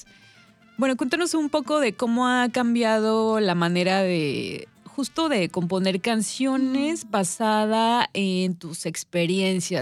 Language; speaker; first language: Spanish; native; Spanish